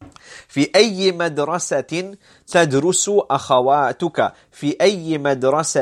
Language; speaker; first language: Arabic; non-native, fluent; English